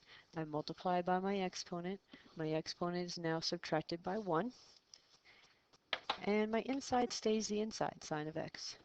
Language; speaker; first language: English; native; English